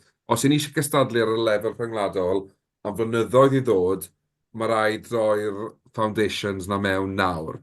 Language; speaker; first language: Welsh; native; Welsh